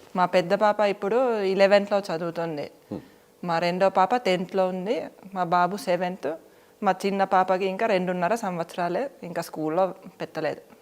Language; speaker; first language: Telugu; non-native, fluent; Finnish